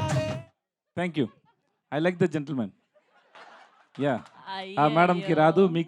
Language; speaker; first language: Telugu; non-native, learner; Tamil